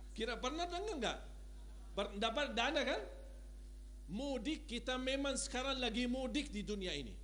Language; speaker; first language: Indonesian; non-native, fluent; Arabic